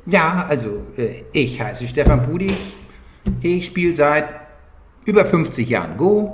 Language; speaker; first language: German; native; German